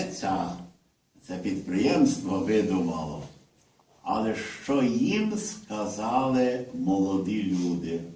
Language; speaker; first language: Ukrainian; early bilingual, heritage; Ukrainian